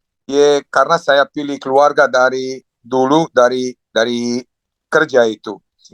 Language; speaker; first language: Indonesian; non-native, fluent; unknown